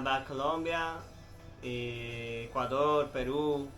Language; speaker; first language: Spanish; non-native, learner; Portuguese